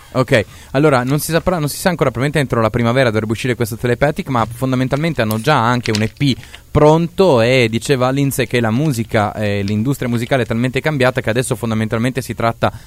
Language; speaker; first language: Italian; native; Italian